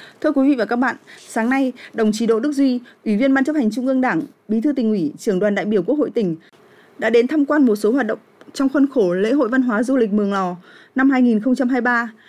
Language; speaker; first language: Vietnamese; native; Vietnamese